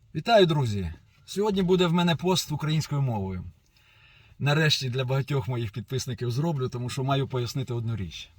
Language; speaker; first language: Ukrainian; non-native, local second language; Russian